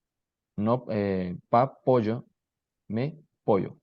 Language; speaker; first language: French; non-native, learner; Spanish